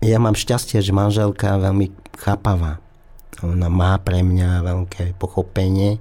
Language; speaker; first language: Slovak; non-native, learner; Vietnamese